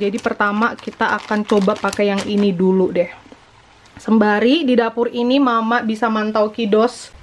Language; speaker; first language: Indonesian; native; Indonesian